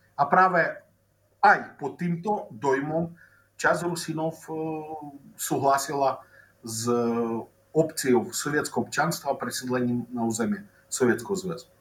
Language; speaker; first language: Slovak; non-native, local second language; Rusyn